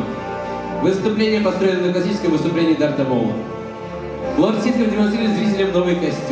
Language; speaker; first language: Russian; native; Russian